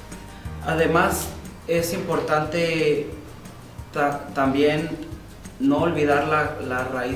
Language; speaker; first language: Spanish; early bilingual, heritage; Spanish